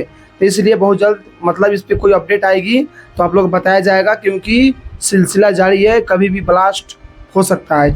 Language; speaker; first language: Hindi; native; Hindi